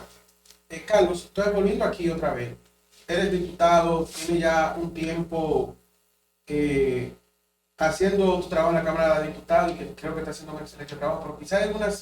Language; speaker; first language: Spanish; native; Spanish